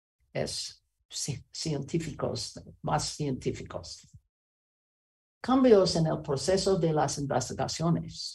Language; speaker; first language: Spanish; non-native, learner; English